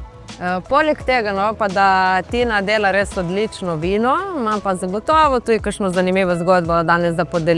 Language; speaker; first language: Slovenian; native; Slovenian